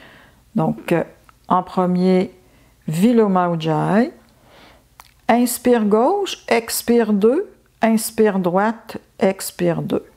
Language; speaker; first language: French; native; French